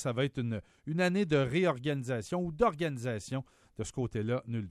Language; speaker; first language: French; native; French